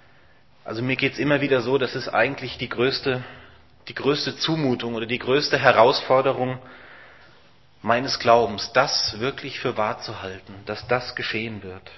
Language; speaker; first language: German; native; German